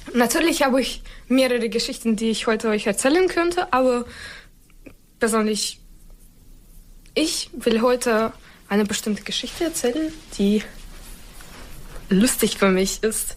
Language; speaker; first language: German; non-native, learner; Ukrainian